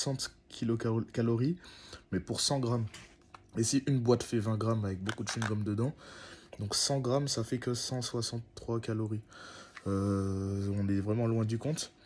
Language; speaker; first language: French; native; French